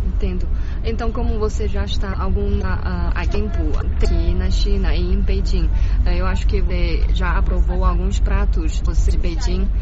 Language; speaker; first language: Portuguese; non-native, learner; Chinese